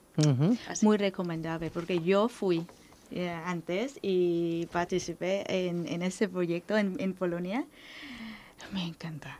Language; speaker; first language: Spanish; non-native, learner; Thai